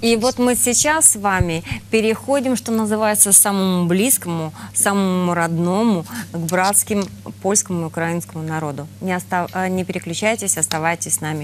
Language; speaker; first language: Russian; native; Russian